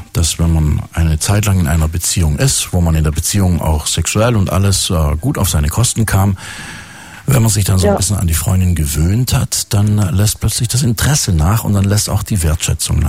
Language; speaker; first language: German; native; German